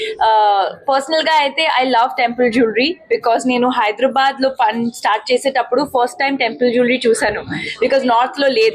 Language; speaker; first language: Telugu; non-native, fluent; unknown